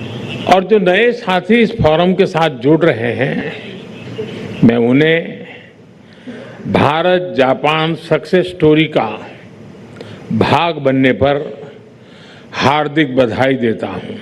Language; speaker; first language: Hindi; non-native, local second language; Gujarati